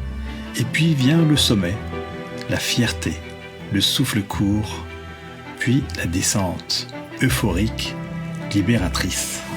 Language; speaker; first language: French; native; French